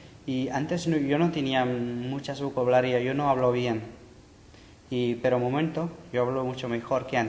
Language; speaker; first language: Spanish; non-native, learner; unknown